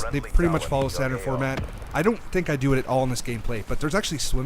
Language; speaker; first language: English; native; English